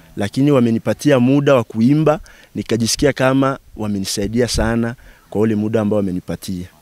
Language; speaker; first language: Swahili; non-native, local second language; Bembe